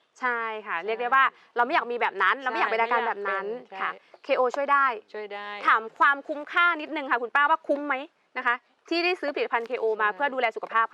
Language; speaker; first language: Thai; native; Thai